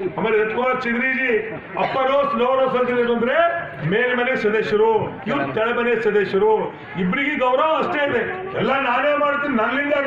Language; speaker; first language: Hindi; non-native, local second language; Kannada